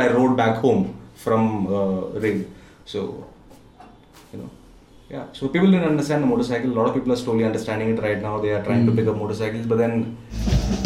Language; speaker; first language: English; non-native, local second language; Konkani